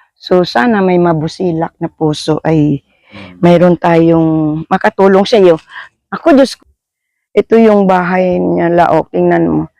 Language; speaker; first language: Filipino; non-native, local second language; Hiligaynon